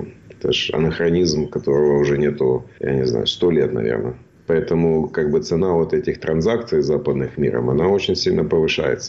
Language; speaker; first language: Russian; native; Russian